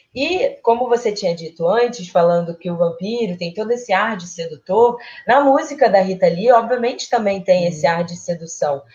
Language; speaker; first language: Portuguese; early bilingual, other home language; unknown